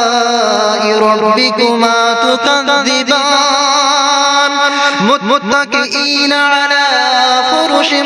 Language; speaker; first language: Arabic; native; Arabic